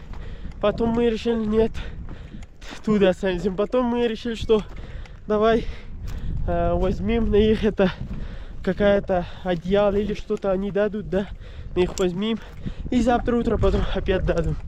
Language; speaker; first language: Russian; non-native, learner; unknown